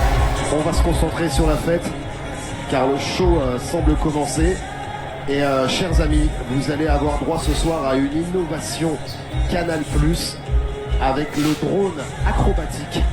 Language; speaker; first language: French; native; French